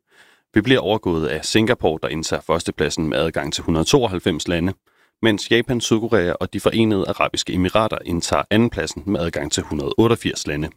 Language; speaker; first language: Danish; native; Danish